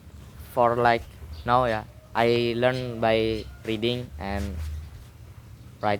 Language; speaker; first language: English; non-native, learner; Indonesian